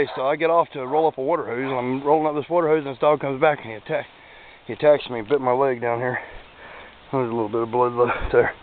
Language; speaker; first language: English; native; English